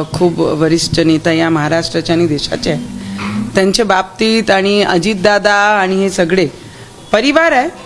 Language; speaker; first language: Marathi; non-native, local second language; Punjabi